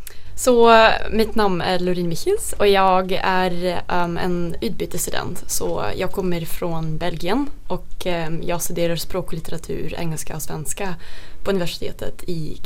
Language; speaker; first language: Swedish; non-native, fluent; Dutch